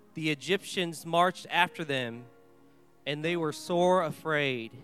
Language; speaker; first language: English; early bilingual, other home language; Vietnamese